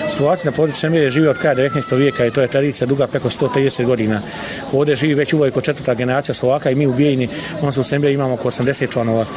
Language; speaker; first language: Bosnian; non-native, local second language; Slovak